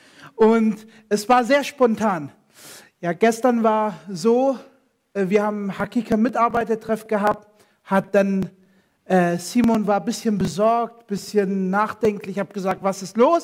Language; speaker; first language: German; non-native, fluent; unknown